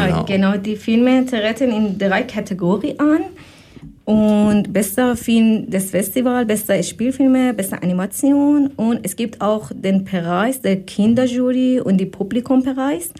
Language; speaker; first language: German; non-native, fluent; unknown